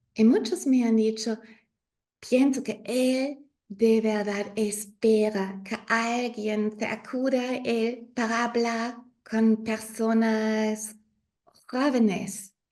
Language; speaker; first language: Spanish; non-native, learner; German